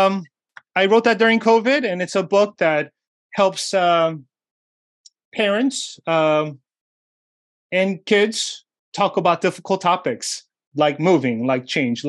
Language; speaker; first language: English; early bilingual, other home language; Korean